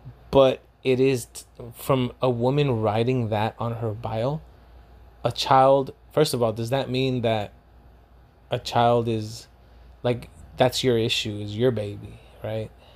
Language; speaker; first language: English; early bilingual, other home language; Spanish